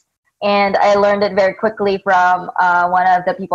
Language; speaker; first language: English; non-native, local second language; Filipino